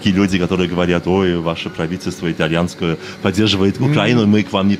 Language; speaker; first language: Russian; non-native, fluent; German